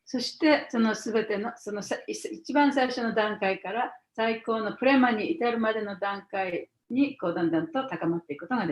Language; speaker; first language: Japanese; native; Japanese